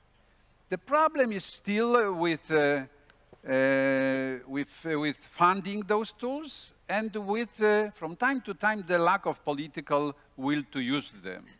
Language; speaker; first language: English; non-native, fluent; Polish